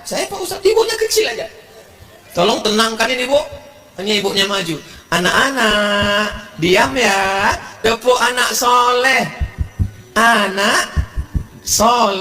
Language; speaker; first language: Indonesian; native; Indonesian